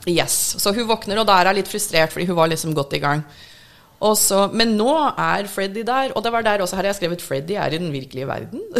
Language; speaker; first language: Norwegian; early bilingual, other home language; English